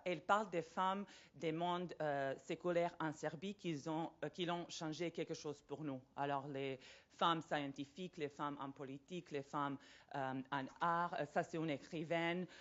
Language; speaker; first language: French; non-native, fluent; Serbian